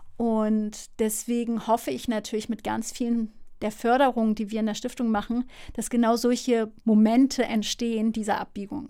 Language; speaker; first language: German; early bilingual, other home language; Turkish